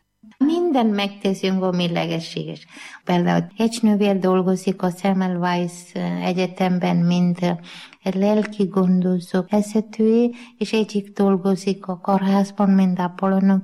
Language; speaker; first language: Hungarian; non-native, learner; Malayalam